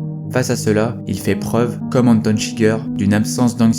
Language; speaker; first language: French; native; French